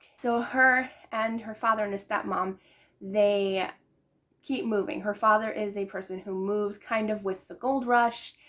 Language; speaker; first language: English; native; English